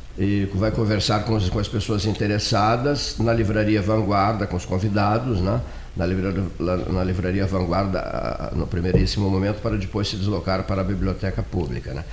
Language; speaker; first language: Portuguese; native; Portuguese